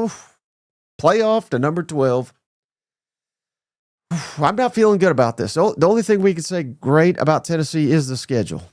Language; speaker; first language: English; native; English